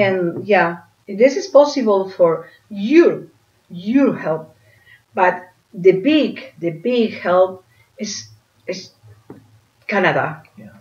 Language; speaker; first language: English; non-native, learner; Spanish